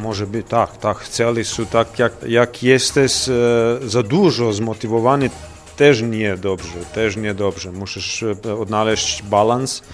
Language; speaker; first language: Polish; non-native, learner; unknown